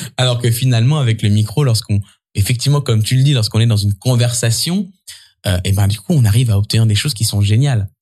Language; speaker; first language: French; native; French